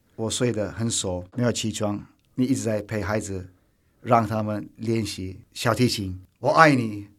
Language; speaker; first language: Chinese; non-native, fluent; Turkish